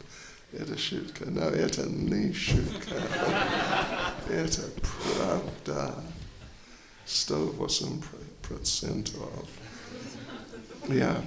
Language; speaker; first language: Russian; non-native, learner; English